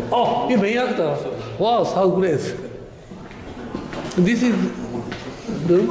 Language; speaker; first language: English; non-native, learner; Japanese